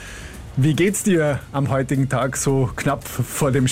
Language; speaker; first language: German; native; German